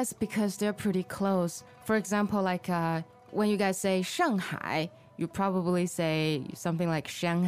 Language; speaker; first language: English; non-native, fluent; Chinese